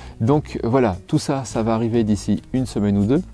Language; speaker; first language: French; native; French